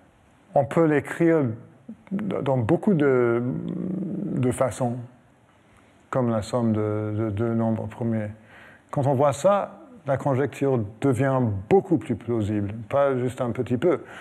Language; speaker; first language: French; non-native, fluent; English